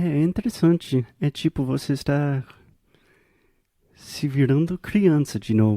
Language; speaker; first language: Portuguese; non-native, fluent; English